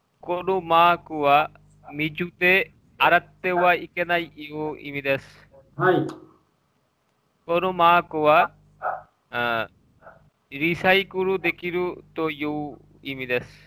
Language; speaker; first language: Japanese; non-native, learner; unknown